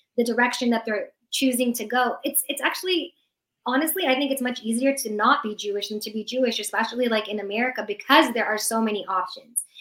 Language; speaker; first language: English; early bilingual, other home language; Persian